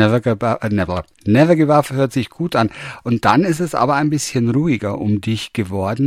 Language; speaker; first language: German; native; German